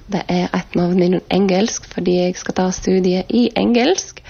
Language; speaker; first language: Norwegian; non-native, fluent; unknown